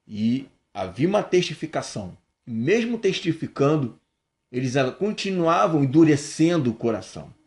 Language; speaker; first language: Portuguese; native; Portuguese